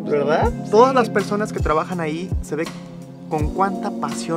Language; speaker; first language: Spanish; native; Spanish